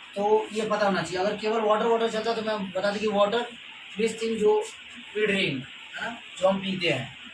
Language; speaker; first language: Hindi; native; Hindi